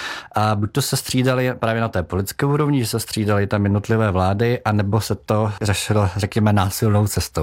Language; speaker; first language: Czech; native; Czech